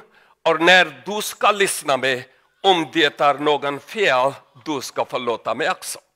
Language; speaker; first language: Swedish; non-native, learner; Urdu